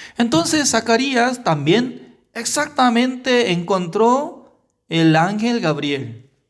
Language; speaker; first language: Spanish; non-native, fluent; Korean